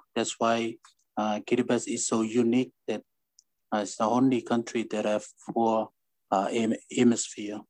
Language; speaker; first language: English; non-native, fluent; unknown